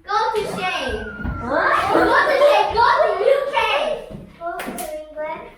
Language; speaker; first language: English; non-native, learner; Korean